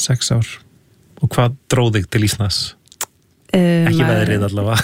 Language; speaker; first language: Icelandic; native; Icelandic